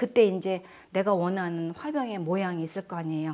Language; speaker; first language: Korean; native; Korean